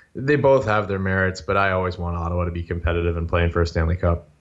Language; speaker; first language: English; native; English